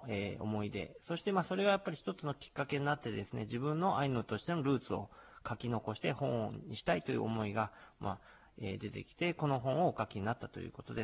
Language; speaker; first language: Japanese; native; Japanese